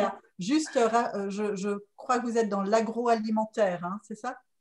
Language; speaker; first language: French; native; French